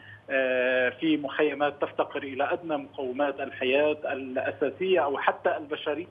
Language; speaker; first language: Arabic; native; Arabic